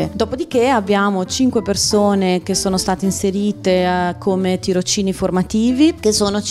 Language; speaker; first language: Italian; native; Italian